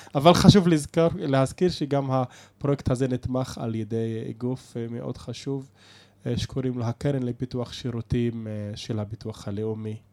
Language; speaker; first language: Hebrew; non-native, local second language; Arabic